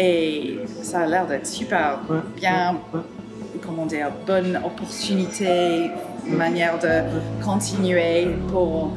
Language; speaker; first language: French; non-native, fluent; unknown